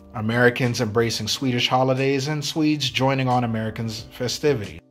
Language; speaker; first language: English; native; English